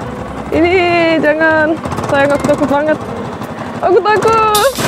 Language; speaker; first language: Indonesian; non-native, fluent; Turkish